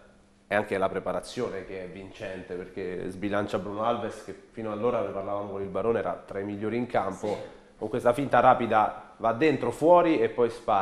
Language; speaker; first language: Italian; native; Italian